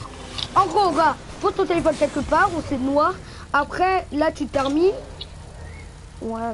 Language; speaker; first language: French; native; French